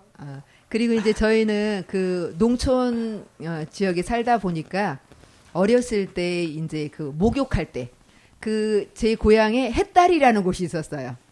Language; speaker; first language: Korean; native; Korean